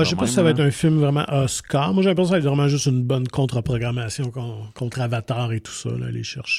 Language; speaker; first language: French; native; French